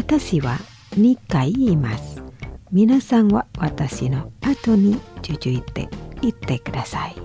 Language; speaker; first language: Japanese; non-native, fluent; Indonesian